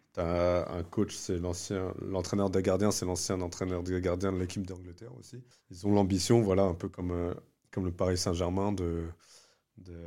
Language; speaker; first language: French; early bilingual, other home language; Vietnamese